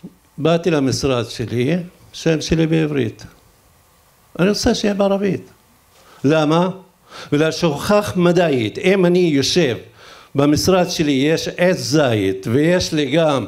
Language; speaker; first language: Hebrew; non-native, local second language; Arabic